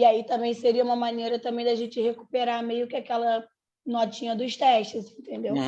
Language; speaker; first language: Portuguese; native; Portuguese